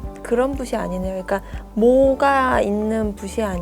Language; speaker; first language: Korean; native; Korean